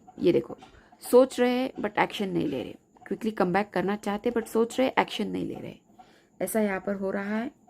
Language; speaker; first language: Hindi; non-native, local second language; Marathi